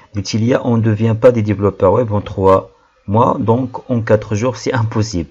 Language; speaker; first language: French; non-native, local second language; Arabic